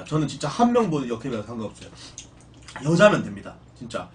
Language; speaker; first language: Korean; native; Korean